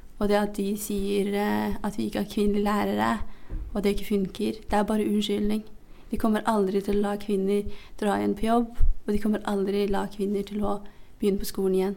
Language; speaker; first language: Norwegian; non-native, fluent; Hazaragi